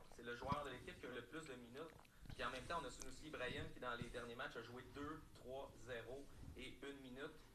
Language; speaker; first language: French; native; French